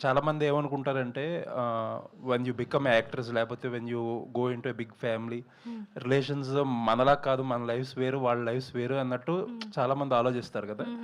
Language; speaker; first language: Telugu; native; Telugu